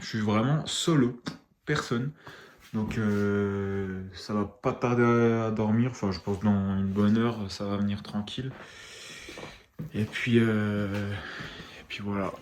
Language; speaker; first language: French; native; French